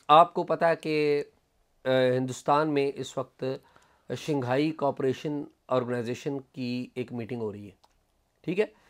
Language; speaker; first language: Urdu; non-native, local second language; Punjabi